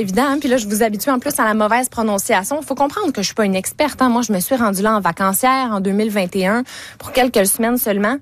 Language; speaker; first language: French; native; French